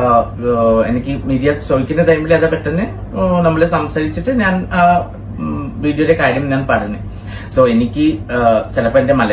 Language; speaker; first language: Malayalam; non-native, learner; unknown